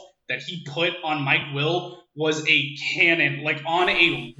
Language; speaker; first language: English; native; English